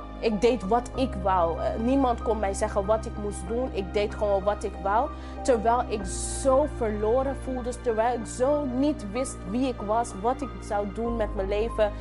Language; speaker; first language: Dutch; non-native, local second language; English